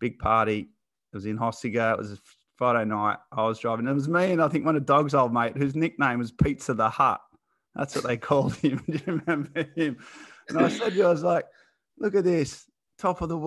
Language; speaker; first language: English; native; English